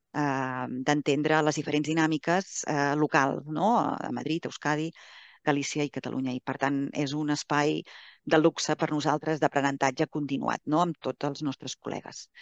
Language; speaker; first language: Catalan; native; Catalan